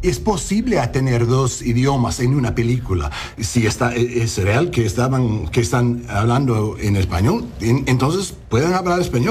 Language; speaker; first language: Spanish; early bilingual, heritage; English